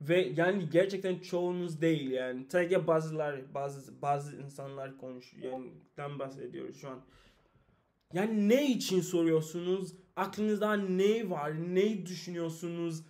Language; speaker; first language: Turkish; non-native, learner; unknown